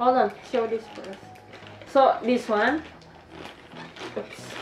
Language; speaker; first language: English; non-native, learner; Indonesian